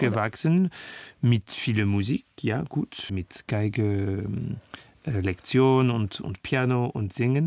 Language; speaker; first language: German; non-native, learner; French